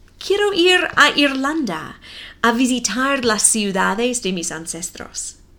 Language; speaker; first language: Spanish; non-native, fluent; English